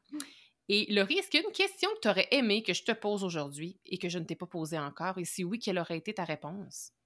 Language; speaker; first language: French; native; French